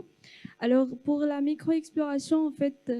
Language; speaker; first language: French; non-native, local second language; Arabic